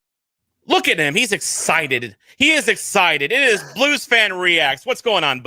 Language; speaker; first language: English; native; English